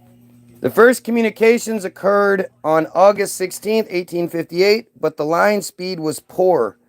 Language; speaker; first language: English; native; English